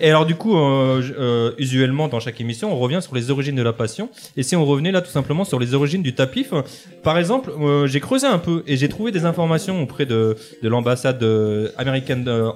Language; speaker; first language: French; native; French